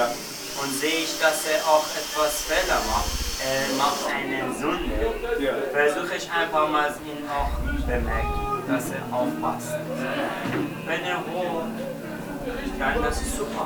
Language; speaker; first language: German; non-native, learner; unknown